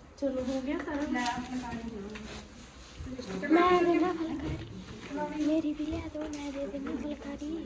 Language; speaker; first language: Hindi; non-native, local second language; Punjabi